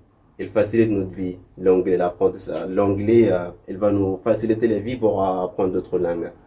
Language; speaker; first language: French; non-native, local second language; Arabic